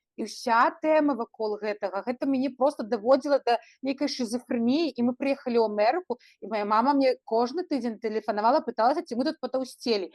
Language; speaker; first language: Belarusian; non-native, local second language; Russian